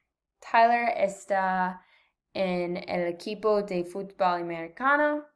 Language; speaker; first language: Spanish; non-native, learner; English